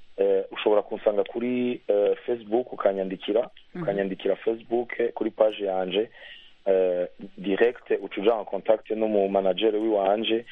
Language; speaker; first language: Rundi; native; Rundi